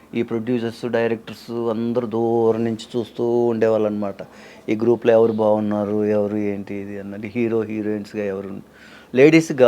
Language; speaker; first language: Telugu; native; Telugu